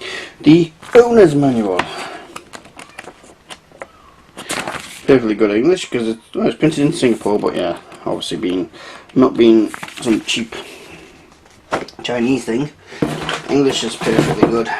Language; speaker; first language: English; native; English